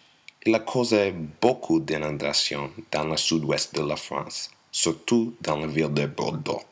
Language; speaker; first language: French; non-native, learner; English